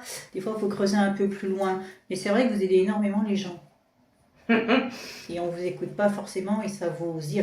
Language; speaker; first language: French; native; French